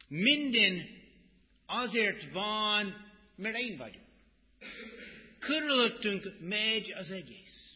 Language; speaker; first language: Hungarian; non-native, fluent; English